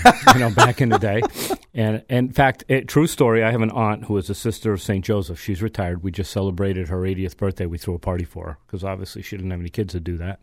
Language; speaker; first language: English; native; English